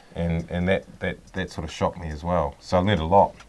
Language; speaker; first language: English; native; English